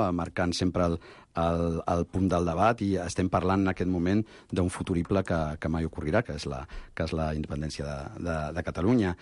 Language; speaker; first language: Catalan; non-native, local second language; Spanish